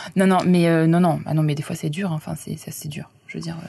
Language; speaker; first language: French; native; French